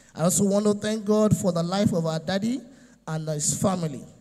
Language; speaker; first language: English; non-native, local second language; Yoruba